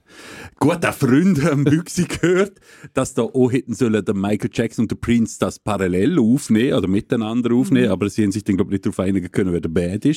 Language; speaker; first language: German; native; German